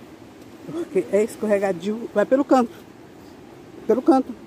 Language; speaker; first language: Portuguese; native; Portuguese